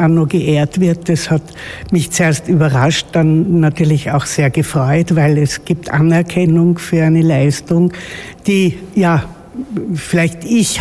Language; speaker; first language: German; native; German